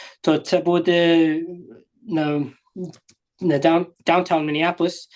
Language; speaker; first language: Polish; early bilingual, heritage; English